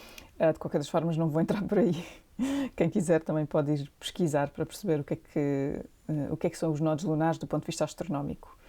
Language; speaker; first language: Portuguese; native; Portuguese